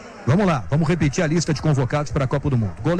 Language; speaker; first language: Portuguese; native; Portuguese